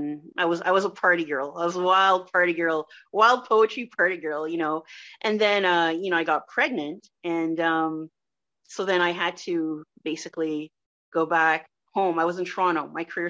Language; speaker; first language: English; non-native, fluent; French